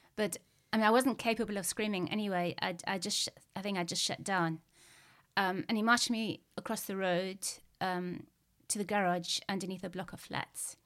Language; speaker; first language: English; native; English